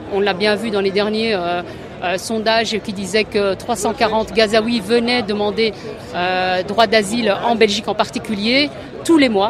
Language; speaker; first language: French; native; French